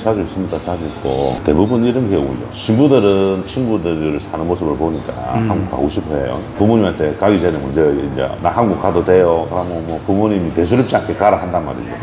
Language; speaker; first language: Korean; native; Korean